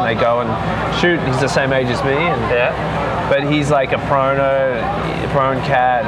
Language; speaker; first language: English; native; English